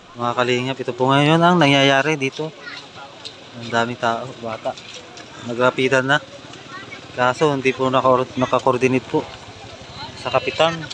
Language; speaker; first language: Filipino; non-native, local second language; Iloko